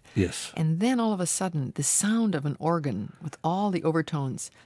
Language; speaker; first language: English; native; English